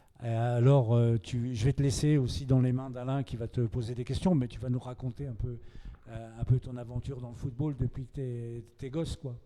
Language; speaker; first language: French; native; French